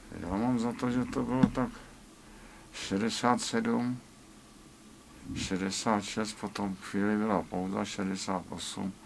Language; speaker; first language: Czech; native; Czech